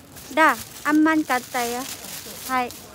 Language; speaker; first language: Japanese; non-native, fluent; Filipino